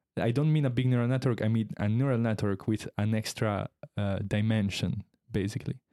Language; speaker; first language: English; non-native, fluent; Italian